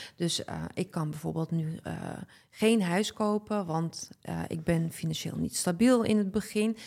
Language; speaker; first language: Dutch; early bilingual, other home language; Arabic